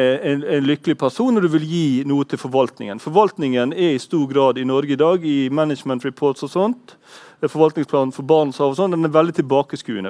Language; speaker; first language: Norwegian; native; Norwegian